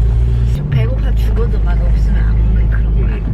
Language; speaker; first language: Korean; non-native, fluent; Chinese